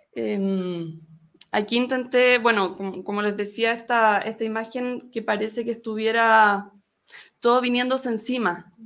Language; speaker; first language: Spanish; native; Spanish